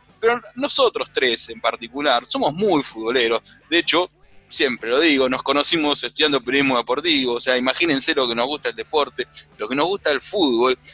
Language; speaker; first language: Spanish; native; Spanish